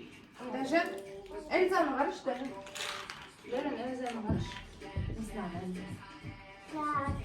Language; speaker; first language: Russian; non-native, local second language; Kazakh